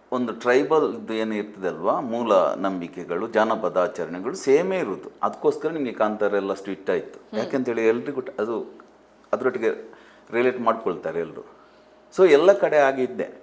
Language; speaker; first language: Kannada; non-native, local second language; Tulu